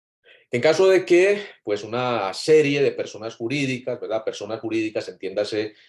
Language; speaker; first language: Spanish; native; Spanish